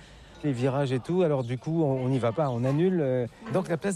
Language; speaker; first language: French; native; French